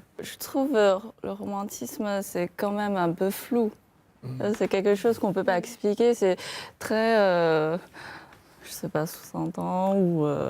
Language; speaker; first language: French; non-native, fluent; Chinese